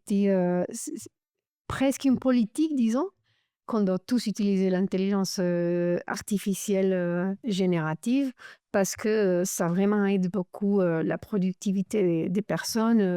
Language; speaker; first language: French; non-native, fluent; Romanian